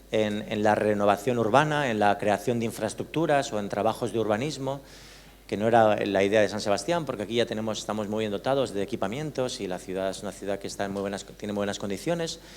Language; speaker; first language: Spanish; native; Spanish